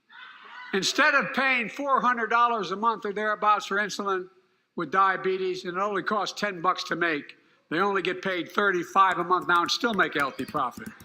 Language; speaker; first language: English; native; English